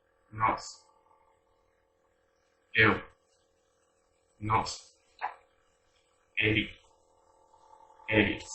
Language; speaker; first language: Portuguese; non-native, learner; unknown